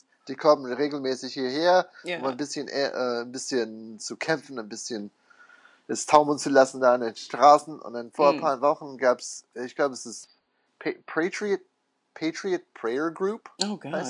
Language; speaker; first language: German; non-native, fluent; English